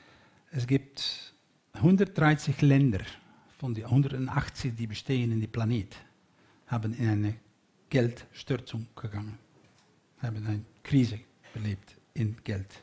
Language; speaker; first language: German; non-native, learner; Dutch